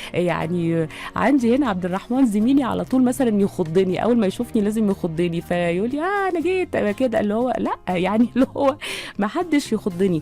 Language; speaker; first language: Arabic; native; Arabic